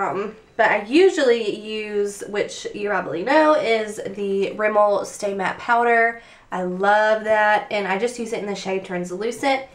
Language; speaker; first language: English; native; English